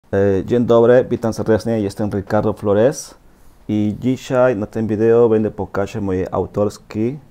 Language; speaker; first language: Polish; non-native, learner; Spanish